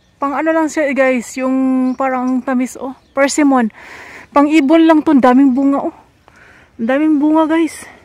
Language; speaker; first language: Filipino; non-native, local second language; Cebuano